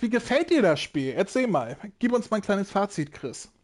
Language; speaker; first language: German; native; German